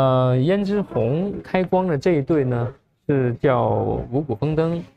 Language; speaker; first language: Chinese; native; Chinese